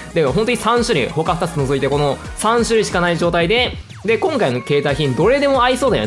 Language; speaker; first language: Japanese; native; Japanese